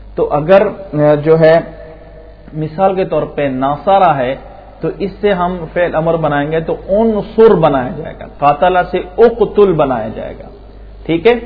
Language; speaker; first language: Urdu; non-native, local second language; Punjabi